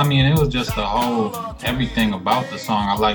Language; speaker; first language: English; native; English